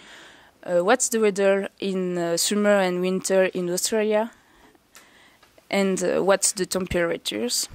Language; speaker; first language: English; non-native, learner; French